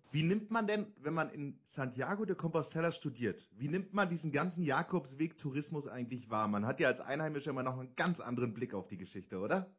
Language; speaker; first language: German; native; German